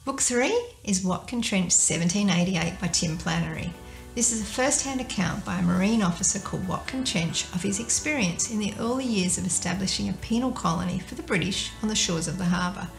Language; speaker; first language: English; native; English